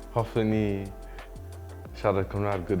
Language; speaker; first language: Welsh; non-native, learner; English